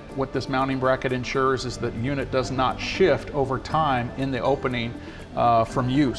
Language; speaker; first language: English; native; English